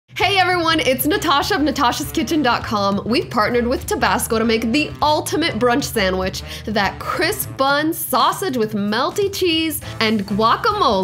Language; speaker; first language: English; native; English